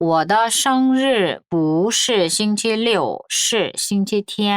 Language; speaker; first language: Chinese; non-native, fluent; Korean